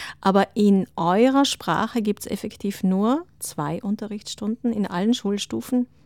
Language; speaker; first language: German; native; German